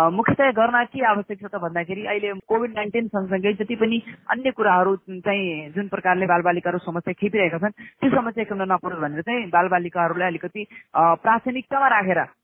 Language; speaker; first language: Nepali; non-native, local second language; Awadhi